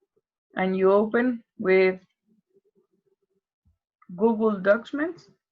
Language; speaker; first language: English; non-native, learner; Spanish